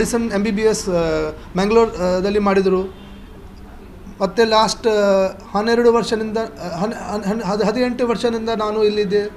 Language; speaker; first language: Kannada; non-native, learner; Kashmiri